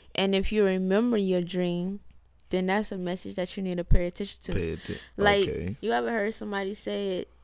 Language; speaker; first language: English; native; English